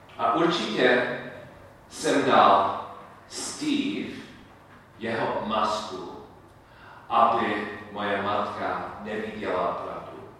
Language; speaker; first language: Czech; non-native, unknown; English